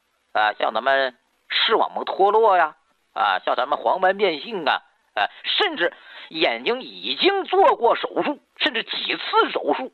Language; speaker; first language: Chinese; native; Chinese